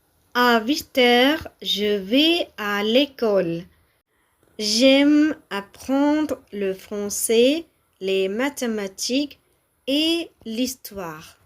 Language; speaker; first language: French; non-native, fluent; Tamil